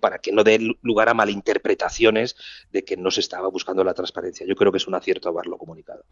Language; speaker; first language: Spanish; native; Spanish